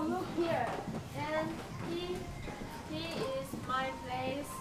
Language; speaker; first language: English; non-native, learner; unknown